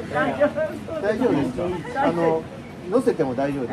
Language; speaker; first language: Japanese; native; Japanese